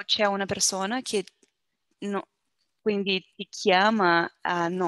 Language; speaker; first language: Italian; non-native, learner; Portuguese